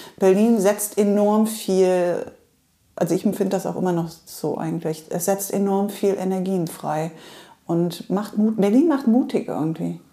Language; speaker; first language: German; native; German